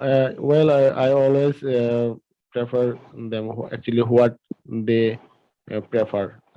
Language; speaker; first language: English; non-native, learner; Bangla